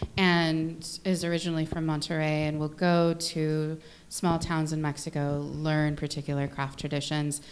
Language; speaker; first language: English; native; English